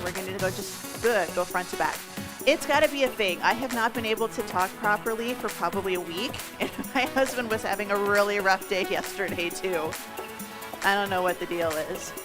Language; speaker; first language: English; native; English